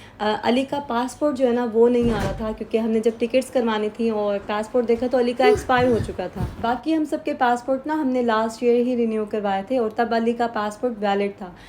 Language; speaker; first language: Urdu; native; Urdu